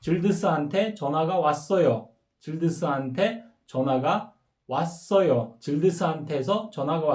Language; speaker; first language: Korean; non-native, fluent; Kyrgyz